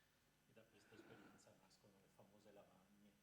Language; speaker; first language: Italian; native; Italian